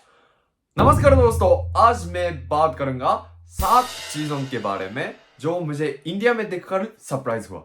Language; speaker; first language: Hindi; non-native, learner; Japanese